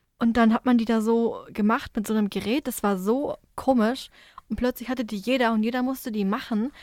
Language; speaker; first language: German; native; German